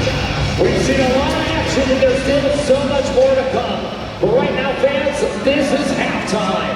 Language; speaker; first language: English; native; English